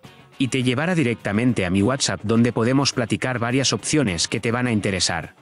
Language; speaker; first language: Spanish; native; Spanish